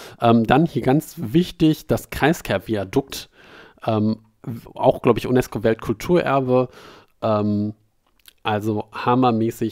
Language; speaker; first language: German; native; German